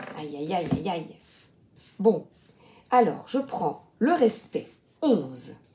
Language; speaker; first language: French; native; French